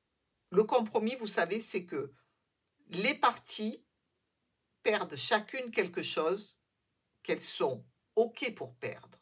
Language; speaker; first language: French; native; French